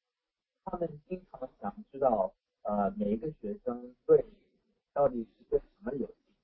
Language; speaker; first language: Chinese; non-native, fluent; English